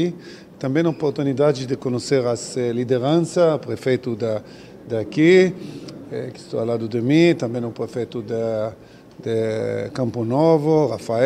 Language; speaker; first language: Portuguese; non-native, fluent; Hebrew